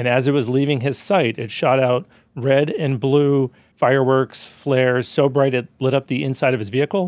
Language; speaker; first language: English; native; English